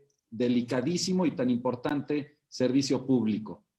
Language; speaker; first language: Spanish; native; Spanish